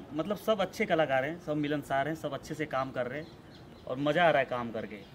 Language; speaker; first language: Hindi; non-native, local second language; Bhojpuri